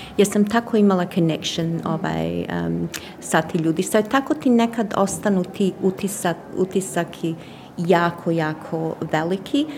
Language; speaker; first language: Croatian; early bilingual, heritage; Serbian